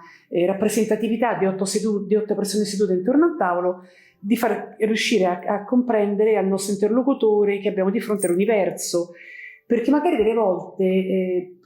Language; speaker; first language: Italian; native; Italian